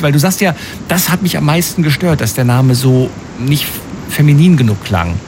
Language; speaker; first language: German; native; German